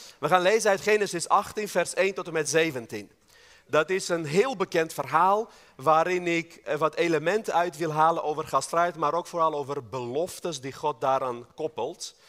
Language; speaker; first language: Dutch; non-native, fluent; Armenian